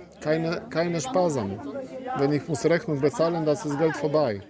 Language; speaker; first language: German; non-native, learner; Polish